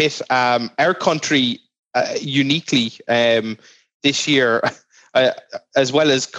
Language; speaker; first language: English; native; English